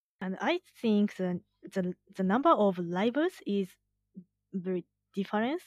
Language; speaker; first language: English; non-native, learner; Japanese